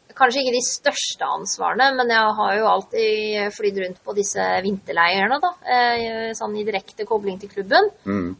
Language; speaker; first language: Norwegian; native; Norwegian